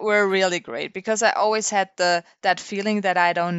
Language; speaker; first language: English; non-native, fluent; German